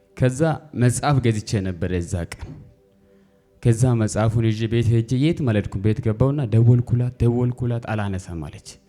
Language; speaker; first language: Amharic; native; Amharic